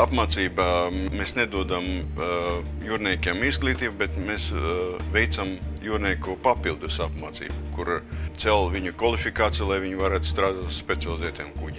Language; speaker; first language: Latvian; non-native, local second language; Russian